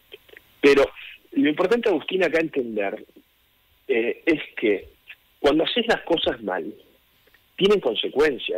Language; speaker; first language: Spanish; native; Spanish